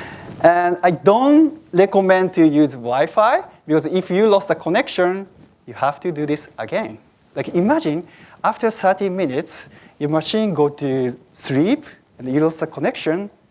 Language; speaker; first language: English; non-native, fluent; Japanese